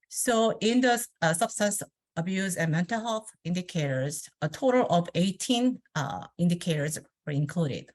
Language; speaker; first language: English; non-native, fluent; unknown